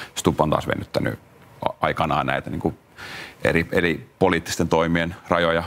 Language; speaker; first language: Finnish; native; Finnish